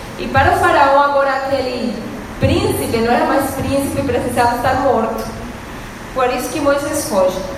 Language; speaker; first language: Portuguese; non-native, fluent; Spanish